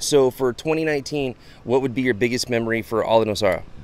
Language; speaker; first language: English; native; English